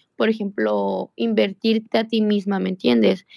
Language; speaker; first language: Spanish; native; Spanish